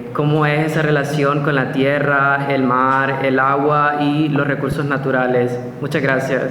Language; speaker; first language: Spanish; non-native, fluent; Italian